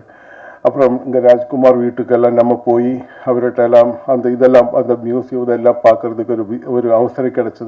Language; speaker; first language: Tamil; non-native, learner; Malayalam